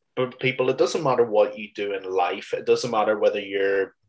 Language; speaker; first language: English; native; English